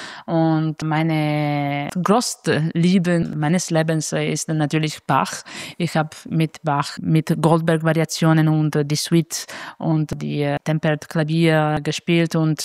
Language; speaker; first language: German; non-native, fluent; Italian